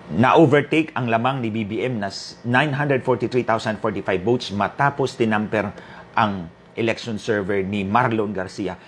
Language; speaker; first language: Filipino; non-native, local second language; Waray